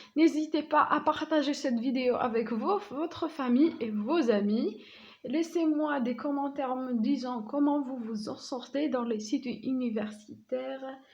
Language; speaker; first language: French; non-native, local second language; Arabic